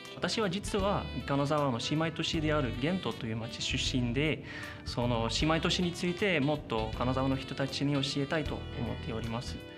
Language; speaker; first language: Japanese; non-native, fluent; Dutch